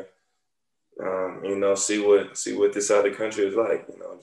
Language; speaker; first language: English; native; English